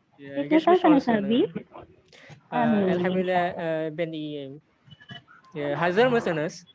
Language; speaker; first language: Turkish; non-native, learner; Indonesian